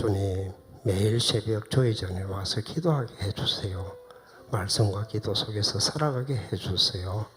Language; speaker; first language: Korean; native; Korean